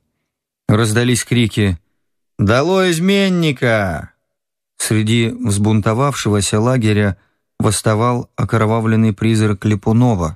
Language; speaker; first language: Russian; native; Russian